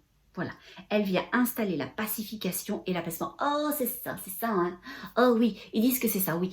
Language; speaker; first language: French; native; French